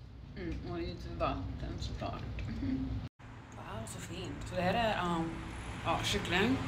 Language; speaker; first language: Swedish; early bilingual, heritage; Swedish